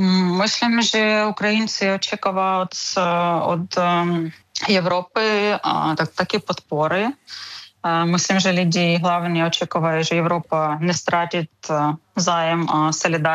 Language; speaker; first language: Czech; non-native, fluent; Ukrainian